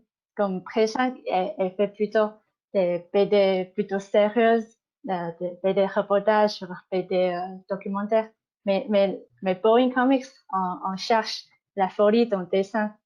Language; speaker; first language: French; non-native, fluent; Chinese